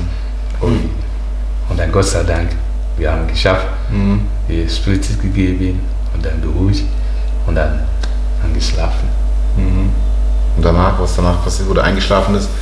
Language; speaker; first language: German; non-native, learner; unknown